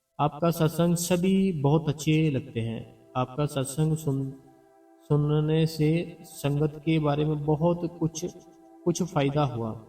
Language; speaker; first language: Hindi; non-native, local second language; Punjabi